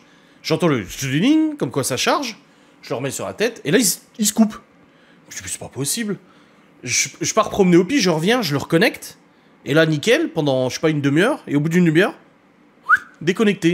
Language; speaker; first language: French; native; French